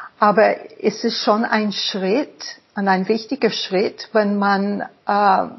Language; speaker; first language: German; non-native, fluent; English